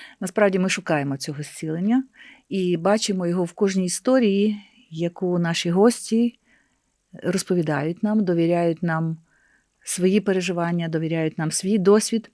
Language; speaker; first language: Ukrainian; native; Ukrainian